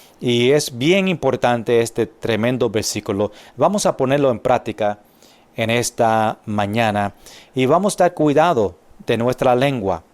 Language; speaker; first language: Spanish; non-native, fluent; English